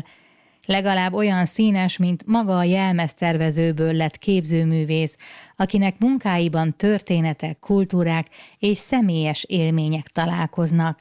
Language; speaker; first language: Hungarian; native; Hungarian